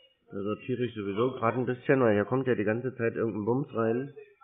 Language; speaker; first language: German; native; German